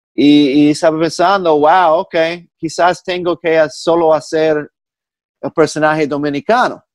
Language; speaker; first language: Spanish; non-native, fluent; English